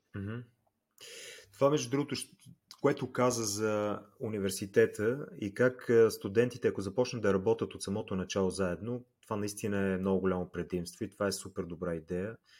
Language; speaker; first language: Bulgarian; native; Bulgarian